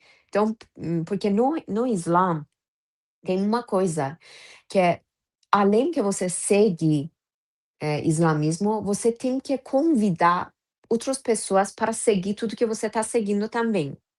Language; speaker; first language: Portuguese; non-native, fluent; Persian